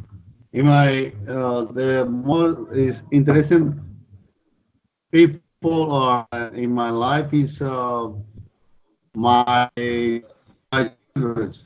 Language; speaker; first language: English; non-native, learner; Spanish